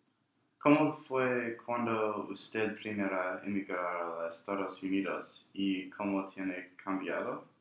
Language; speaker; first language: Spanish; non-native, learner; English